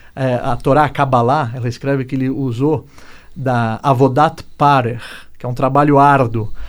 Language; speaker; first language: Portuguese; native; Portuguese